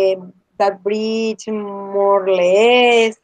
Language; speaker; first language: English; non-native, learner; Spanish